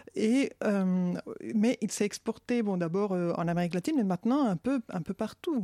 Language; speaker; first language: French; non-native, fluent; Spanish